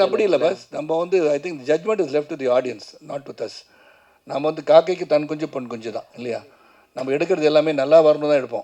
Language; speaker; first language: Tamil; native; Tamil